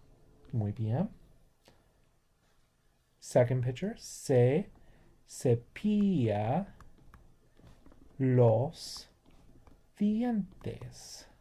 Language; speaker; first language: Spanish; non-native, fluent; English